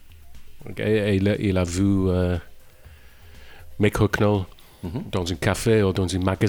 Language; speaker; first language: French; non-native, learner; English